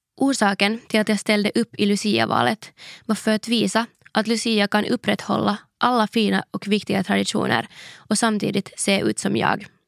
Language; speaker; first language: Swedish; native; Swedish